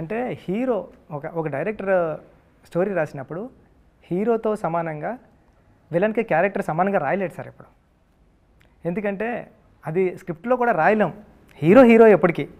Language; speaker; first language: Telugu; native; Telugu